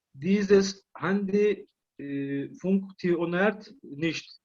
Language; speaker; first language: German; non-native, learner; Turkish